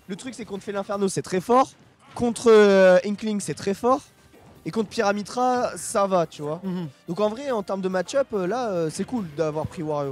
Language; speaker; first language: French; native; French